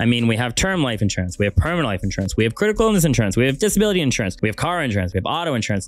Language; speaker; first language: English; native; English